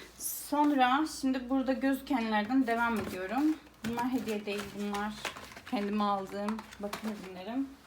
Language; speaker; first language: Turkish; early bilingual, heritage; Turkish